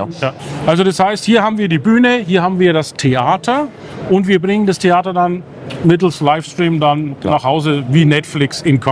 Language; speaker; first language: German; native; German